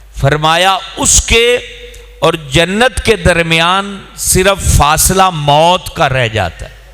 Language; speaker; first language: Urdu; non-native, local second language; Punjabi